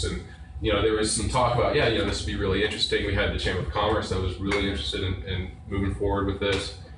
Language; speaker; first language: English; native; English